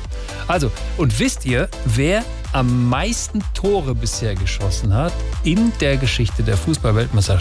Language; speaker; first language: German; native; German